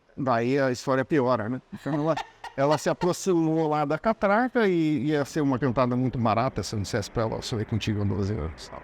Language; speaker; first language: Portuguese; non-native, fluent; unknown